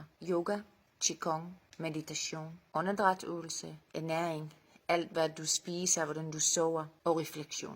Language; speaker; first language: Danish; non-native, fluent; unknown